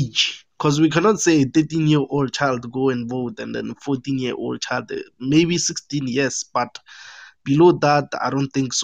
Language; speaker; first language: English; non-native, local second language; Northern Sotho